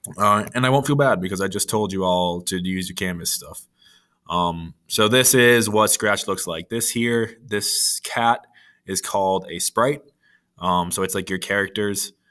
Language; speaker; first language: English; native; English